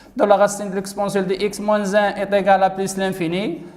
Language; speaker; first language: French; non-native, local second language; Arabic